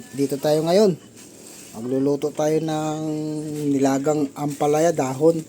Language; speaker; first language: Filipino; native; Filipino